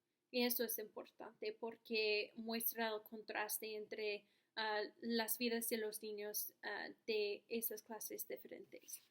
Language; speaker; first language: Spanish; non-native, learner; English